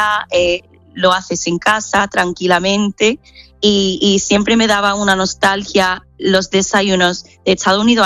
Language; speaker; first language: Spanish; non-native, fluent; English